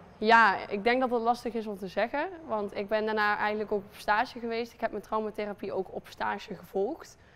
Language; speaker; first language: Dutch; early bilingual, other home language; Spanish